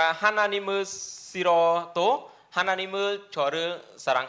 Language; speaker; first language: Korean; non-native, learner; Khmer